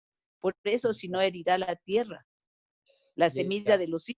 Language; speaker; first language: Spanish; native; Spanish